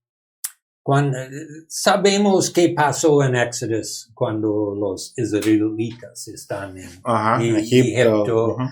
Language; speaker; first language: Spanish; non-native, learner; English